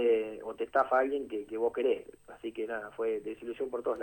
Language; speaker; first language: Spanish; native; Spanish